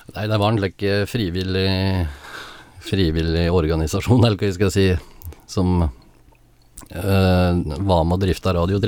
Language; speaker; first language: Norwegian; native; Norwegian